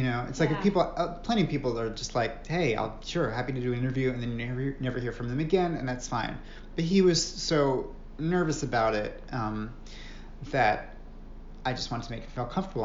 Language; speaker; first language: English; native; English